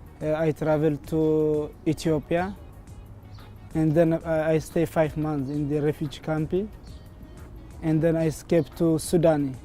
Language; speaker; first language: English; non-native, learner; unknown